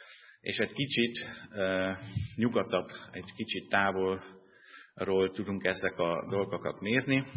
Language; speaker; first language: Hungarian; non-native, fluent; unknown